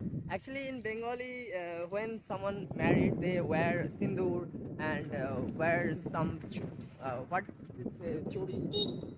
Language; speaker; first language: English; non-native, local second language; Bangla